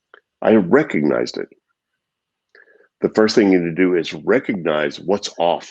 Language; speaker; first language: English; native; English